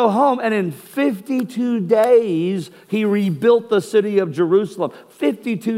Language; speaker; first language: English; native; English